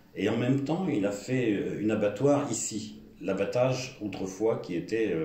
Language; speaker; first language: French; native; French